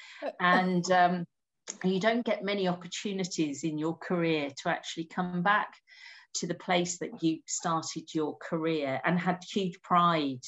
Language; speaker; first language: English; native; English